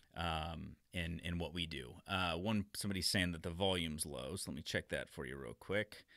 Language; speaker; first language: English; native; English